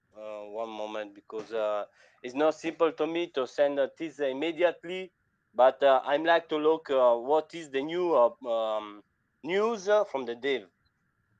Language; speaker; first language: English; non-native, learner; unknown